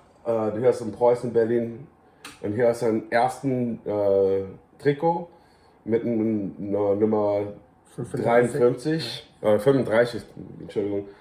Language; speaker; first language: German; early bilingual, heritage; English